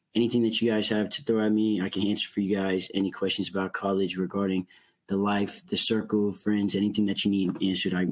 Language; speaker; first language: English; native; English